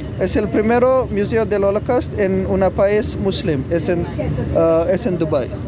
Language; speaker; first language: Spanish; non-native, learner; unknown